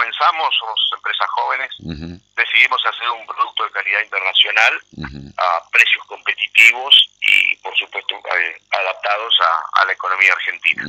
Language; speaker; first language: Spanish; native; Spanish